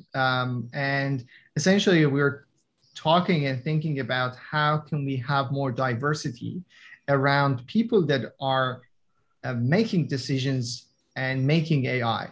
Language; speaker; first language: English; non-native, fluent; Persian